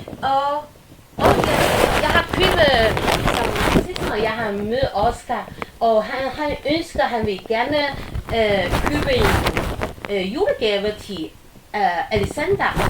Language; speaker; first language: Danish; non-native, learner; Chinese